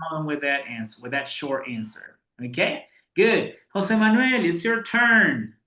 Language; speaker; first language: English; non-native, fluent; Spanish